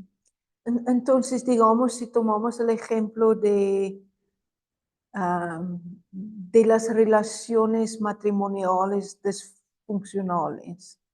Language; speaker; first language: Spanish; non-native, fluent; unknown